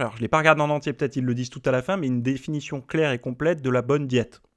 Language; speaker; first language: French; native; French